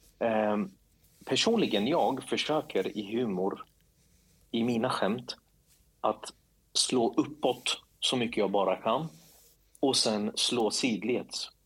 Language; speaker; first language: Swedish; early bilingual, other home language; Kurdish